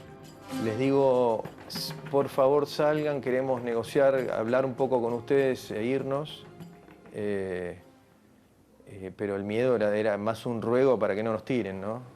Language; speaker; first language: Spanish; native; Spanish